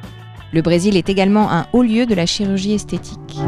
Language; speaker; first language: French; native; French